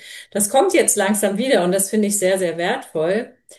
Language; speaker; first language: German; native; German